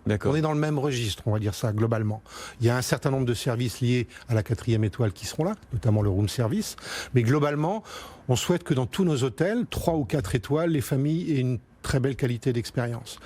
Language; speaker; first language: French; native; French